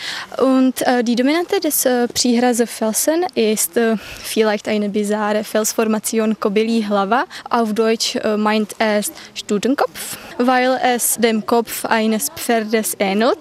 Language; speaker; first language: German; non-native, fluent; Czech